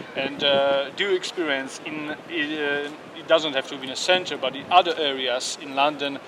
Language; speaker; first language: English; non-native, fluent; Slovak